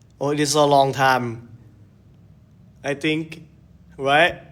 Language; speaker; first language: English; non-native, learner; Thai